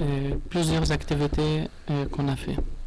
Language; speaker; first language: French; non-native, learner; Arabic